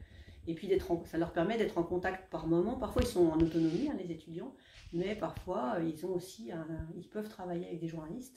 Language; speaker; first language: French; native; French